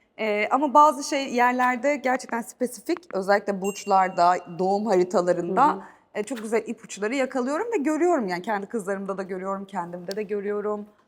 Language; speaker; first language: Turkish; native; Turkish